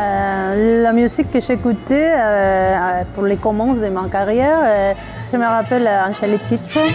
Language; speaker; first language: French; non-native, learner; Spanish